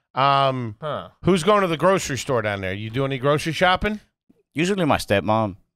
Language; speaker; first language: English; native; English